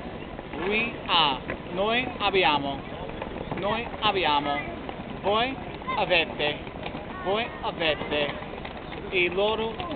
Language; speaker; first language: Italian; non-native, learner; English